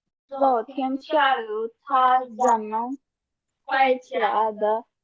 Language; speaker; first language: Chinese; non-native, learner; Urdu